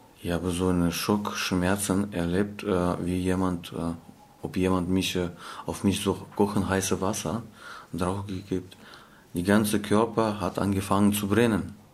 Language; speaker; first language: German; non-native, learner; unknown